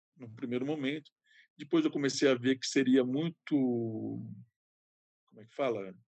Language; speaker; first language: Portuguese; native; Portuguese